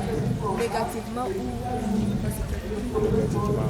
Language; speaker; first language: French; non-native, fluent; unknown